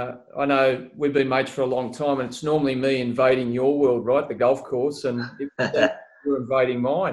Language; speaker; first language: English; native; English